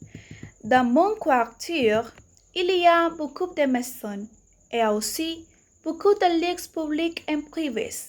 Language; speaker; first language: French; non-native, learner; Spanish